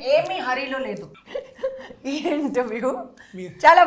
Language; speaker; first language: Telugu; non-native, learner; Hindi